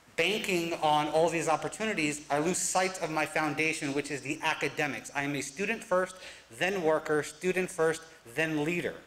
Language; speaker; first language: English; native; English